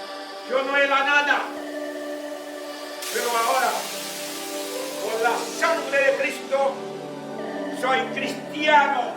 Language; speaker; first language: Spanish; non-native, learner; Haitian Creole